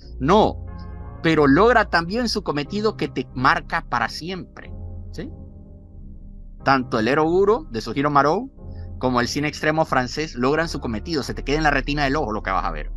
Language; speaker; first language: Spanish; native; Spanish